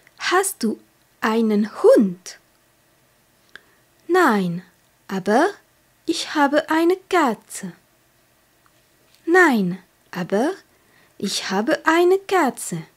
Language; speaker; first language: German; non-native, fluent; French